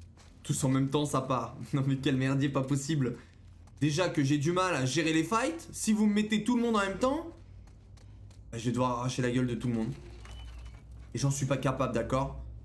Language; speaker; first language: French; native; French